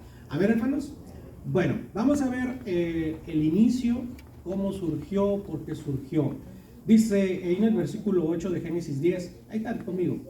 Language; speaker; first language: Spanish; native; Spanish